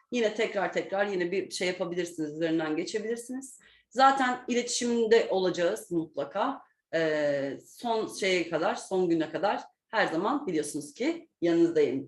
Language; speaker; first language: Turkish; native; Turkish